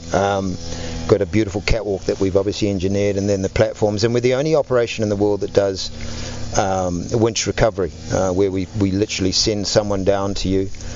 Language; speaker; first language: English; native; English